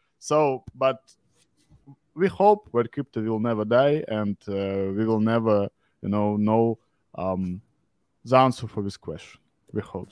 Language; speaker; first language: English; non-native, fluent; Russian